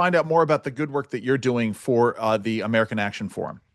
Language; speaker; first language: English; native; English